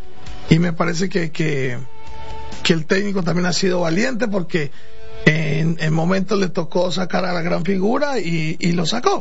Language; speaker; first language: Spanish; native; Spanish